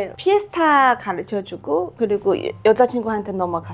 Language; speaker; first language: Korean; non-native, fluent; Chinese